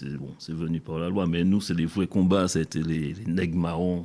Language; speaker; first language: French; native; French